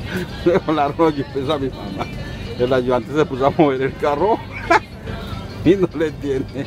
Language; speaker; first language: Spanish; native; Spanish